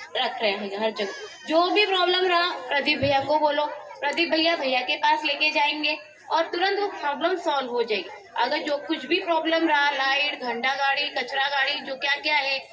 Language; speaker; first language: Hindi; non-native, local second language; Marathi